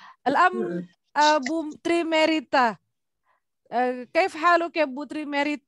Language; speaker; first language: Arabic; non-native, fluent; Indonesian